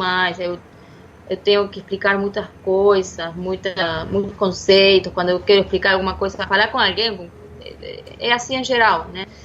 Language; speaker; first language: Portuguese; non-native, fluent; Spanish